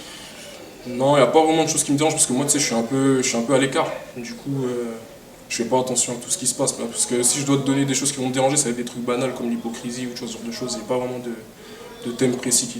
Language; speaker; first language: French; native; French